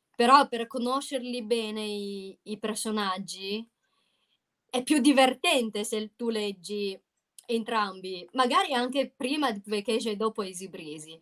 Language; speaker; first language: Italian; non-native, fluent; Chinese